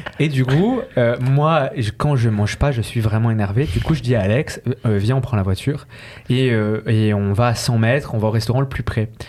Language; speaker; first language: French; native; French